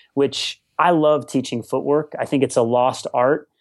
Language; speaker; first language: English; native; English